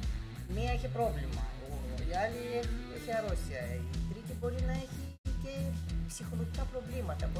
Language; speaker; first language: Greek; non-native, learner; Russian